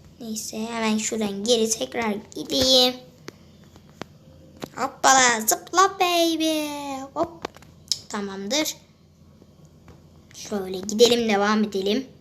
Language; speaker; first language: Turkish; native; Turkish